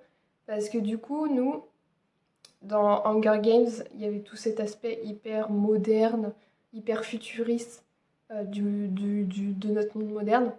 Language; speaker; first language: French; native; French